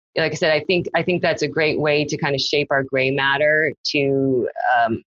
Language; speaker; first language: English; native; English